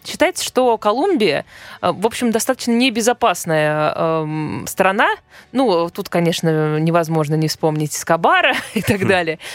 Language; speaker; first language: Russian; native; Russian